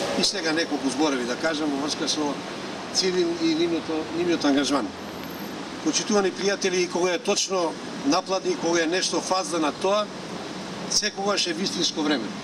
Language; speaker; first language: Macedonian; non-native, local second language; Romany